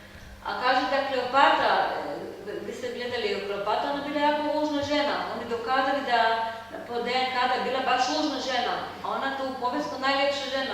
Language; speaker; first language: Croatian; non-native, learner; Hebrew